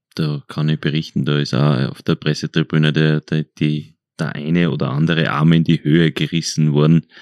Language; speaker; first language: German; native; German